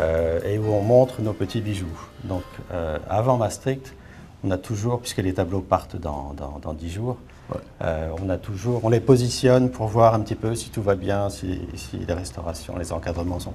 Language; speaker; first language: French; native; French